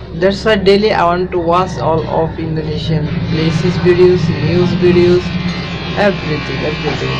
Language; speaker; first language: English; non-native, local second language; Bangla